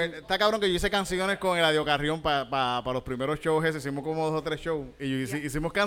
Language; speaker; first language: Spanish; native; Spanish